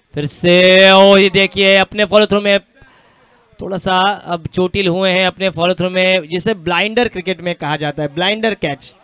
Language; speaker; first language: Hindi; non-native, local second language; Marathi